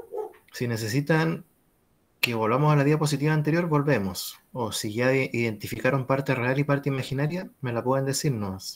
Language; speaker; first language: Spanish; native; Spanish